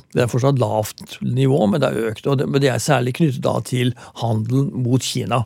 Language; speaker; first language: Norwegian; native; Norwegian